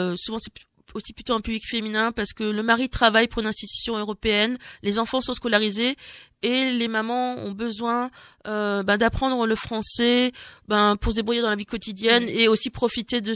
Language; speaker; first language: French; native; French